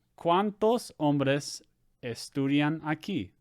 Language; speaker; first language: Spanish; non-native, learner; English